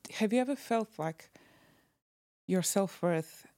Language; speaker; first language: English; non-native, fluent; Croatian